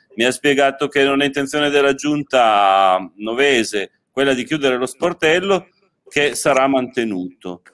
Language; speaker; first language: Italian; native; Italian